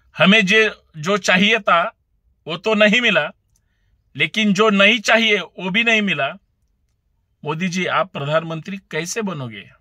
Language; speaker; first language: Hindi; non-native, local second language; Marathi